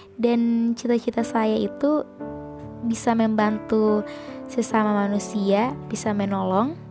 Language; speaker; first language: Indonesian; native; Indonesian